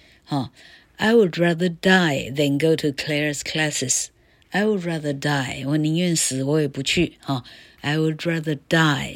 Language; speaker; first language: English; non-native, fluent; Chinese